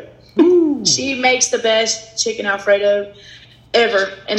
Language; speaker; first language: English; native; English